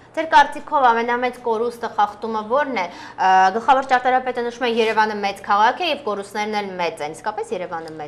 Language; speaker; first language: Armenian; native; Armenian